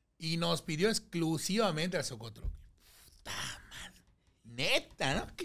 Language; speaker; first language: Spanish; native; Spanish